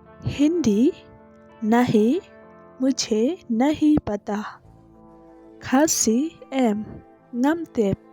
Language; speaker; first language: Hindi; non-native, local second language; Khasi